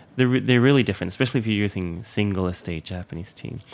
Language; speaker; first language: English; non-native, fluent; Swedish